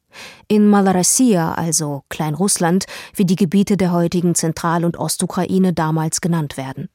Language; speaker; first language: German; native; German